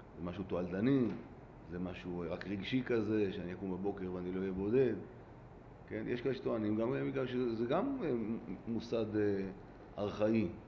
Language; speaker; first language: Hebrew; native; Hebrew